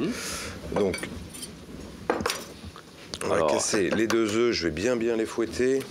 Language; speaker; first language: French; native; French